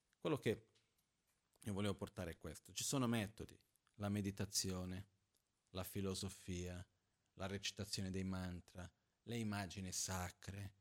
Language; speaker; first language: Italian; non-native, fluent; Portuguese